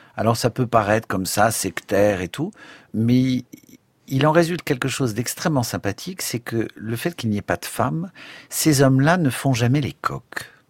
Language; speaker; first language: French; native; French